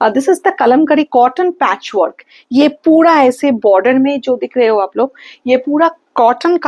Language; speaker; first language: Hindi; non-native, local second language; Bangla